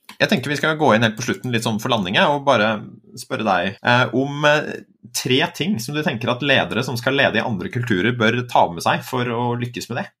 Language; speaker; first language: Norwegian; native; Norwegian